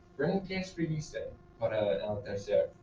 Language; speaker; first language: Spanish; non-native, fluent; English